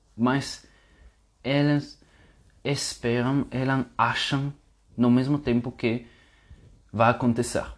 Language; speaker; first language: Portuguese; non-native, fluent; Italian